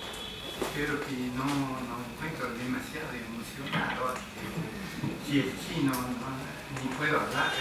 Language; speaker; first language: Spanish; non-native, fluent; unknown